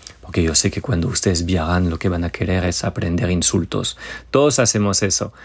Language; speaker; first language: Spanish; non-native, fluent; French